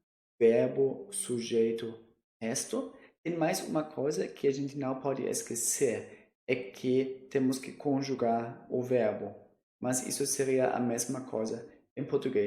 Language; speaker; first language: Portuguese; non-native, fluent; German